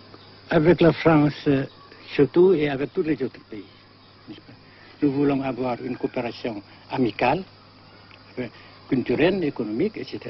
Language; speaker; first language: French; non-native, fluent; Vietnamese